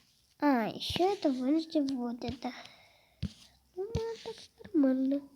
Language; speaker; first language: Russian; non-native, local second language; Kazakh